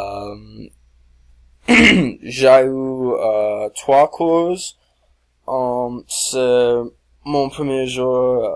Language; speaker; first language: French; non-native, learner; English